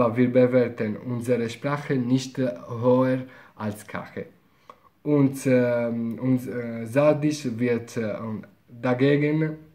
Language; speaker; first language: German; non-native, fluent; Italian